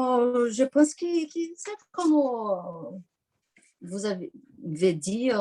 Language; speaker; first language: French; non-native, fluent; Portuguese